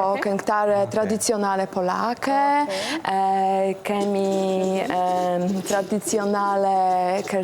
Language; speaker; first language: Albanian; non-native, learner; Polish